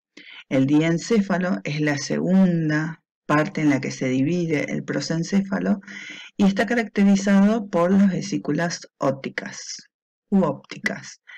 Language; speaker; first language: Spanish; native; Spanish